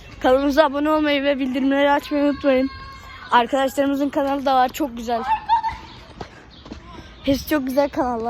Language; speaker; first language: Turkish; native; Turkish